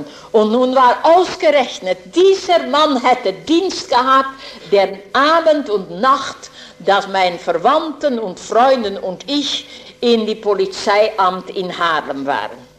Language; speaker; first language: German; non-native, fluent; Dutch